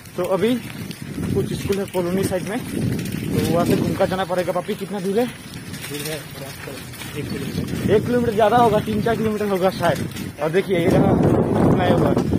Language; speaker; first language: Hindi; non-native, local second language; Bangla